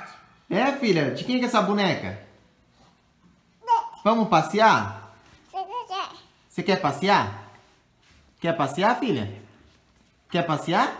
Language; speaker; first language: Portuguese; native; Portuguese